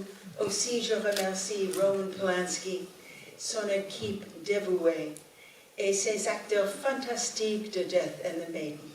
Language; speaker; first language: French; non-native, learner; English